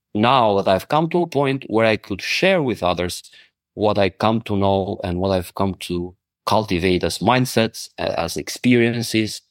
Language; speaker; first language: English; non-native, fluent; Albanian